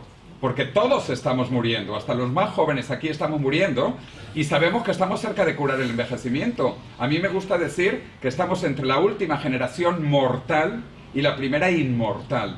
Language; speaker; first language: Spanish; native; Spanish